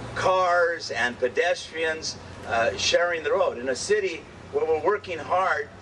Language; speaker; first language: English; native; English